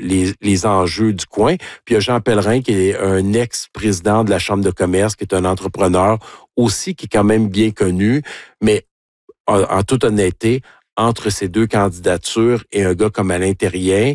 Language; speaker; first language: French; native; French